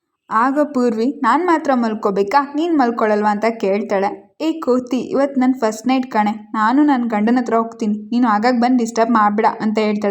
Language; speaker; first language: Kannada; native; Kannada